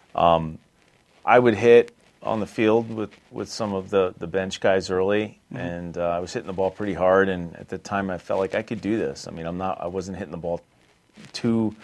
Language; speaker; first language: English; native; English